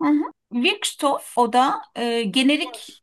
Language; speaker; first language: German; non-native, learner; Turkish